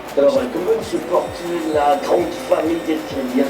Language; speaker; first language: French; native; French